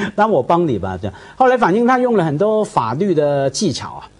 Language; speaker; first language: Chinese; non-native, fluent; Cantonese